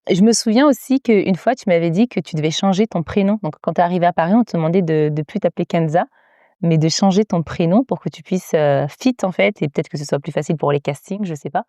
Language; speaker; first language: French; early bilingual, other home language; Arabic